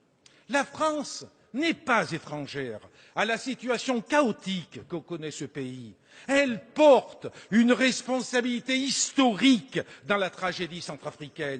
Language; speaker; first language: French; native; French